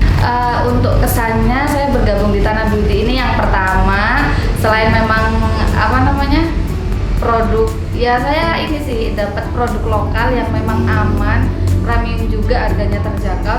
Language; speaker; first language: Indonesian; native; Indonesian